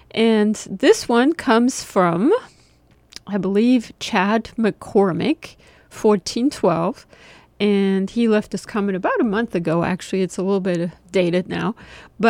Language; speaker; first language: English; non-native, fluent; German